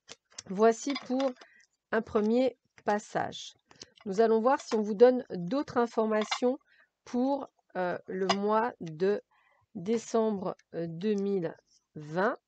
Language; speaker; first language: French; native; French